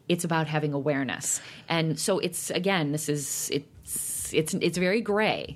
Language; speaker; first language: English; native; English